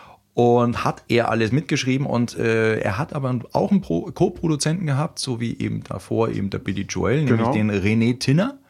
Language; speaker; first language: German; native; German